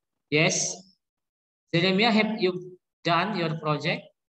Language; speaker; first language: English; non-native, learner; Indonesian